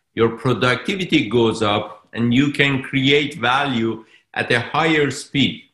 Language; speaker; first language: English; non-native, fluent; Persian